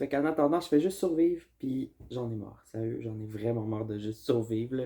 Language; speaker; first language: French; native; French